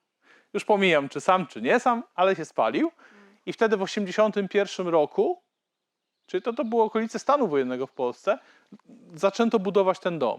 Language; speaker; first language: Polish; native; Polish